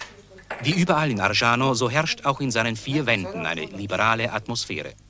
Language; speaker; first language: German; native; German